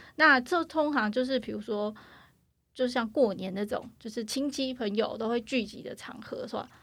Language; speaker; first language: Chinese; native; Chinese